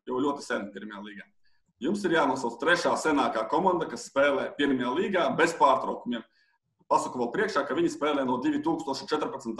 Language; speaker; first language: Latvian; non-native, local second language; Russian